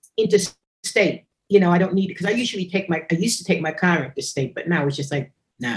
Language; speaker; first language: English; native; English